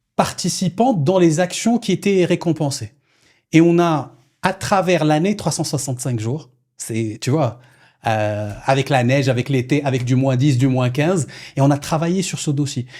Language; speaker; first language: French; non-native, local second language; Arabic